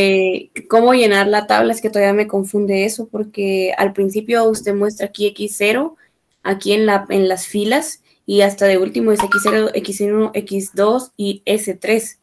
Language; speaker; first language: Spanish; native; Spanish